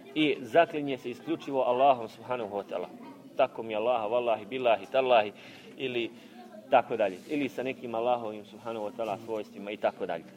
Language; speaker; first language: Bosnian; native; Bosnian